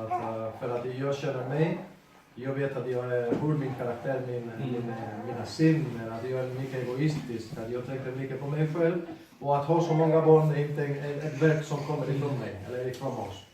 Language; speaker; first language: Swedish; non-native, fluent; Spanish